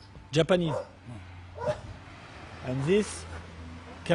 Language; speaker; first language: English; non-native, learner; French